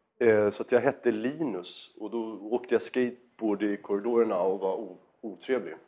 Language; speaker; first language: Swedish; native; Swedish